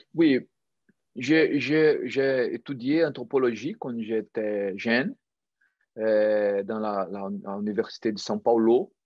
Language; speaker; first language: French; non-native, fluent; Portuguese